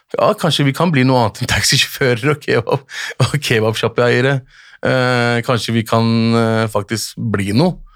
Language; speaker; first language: Norwegian; early bilingual, other home language; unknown